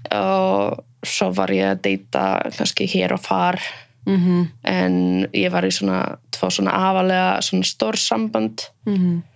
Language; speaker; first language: Icelandic; non-native, fluent; Polish